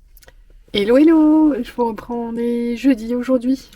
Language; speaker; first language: French; native; French